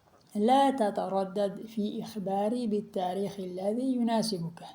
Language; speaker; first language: Arabic; non-native, fluent; Uzbek